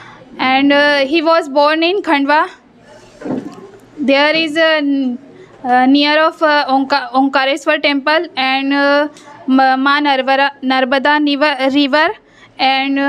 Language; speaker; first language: English; non-native, learner; Hindi